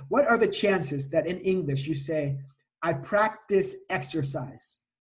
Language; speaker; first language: English; native; English